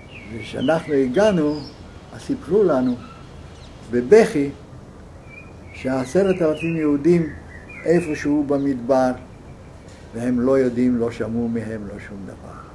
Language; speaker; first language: Hebrew; non-native, fluent; Yiddish